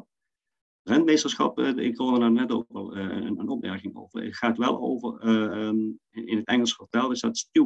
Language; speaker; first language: Dutch; native; Dutch